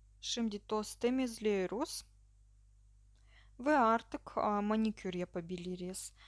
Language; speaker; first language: Turkish; non-native, learner; Russian